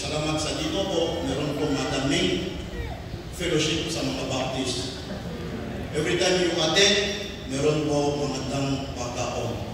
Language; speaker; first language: Filipino; non-native, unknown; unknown